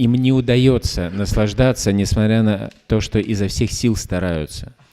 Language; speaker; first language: Russian; native; Russian